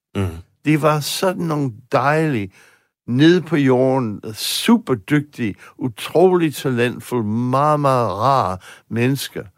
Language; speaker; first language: Danish; non-native, fluent; English